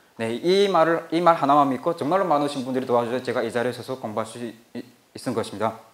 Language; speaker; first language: Korean; native; Korean